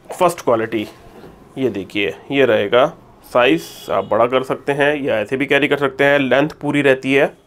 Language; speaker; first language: Hindi; native; Hindi